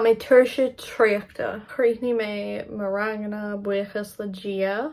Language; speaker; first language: Irish; non-native, local second language; English